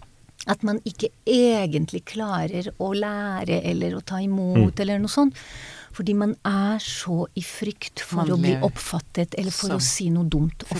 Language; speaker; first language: Norwegian; non-native, fluent; Hebrew